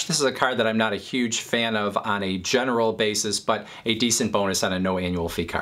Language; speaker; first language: English; native; English